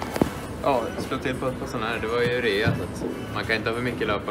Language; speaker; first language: Swedish; native; Swedish